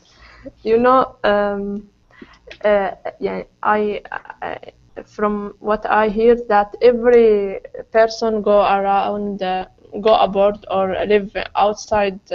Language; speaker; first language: English; non-native, learner; Arabic